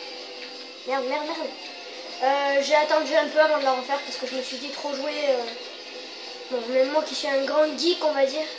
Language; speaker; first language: French; native; French